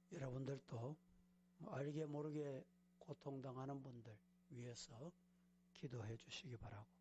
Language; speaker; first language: Korean; native; Korean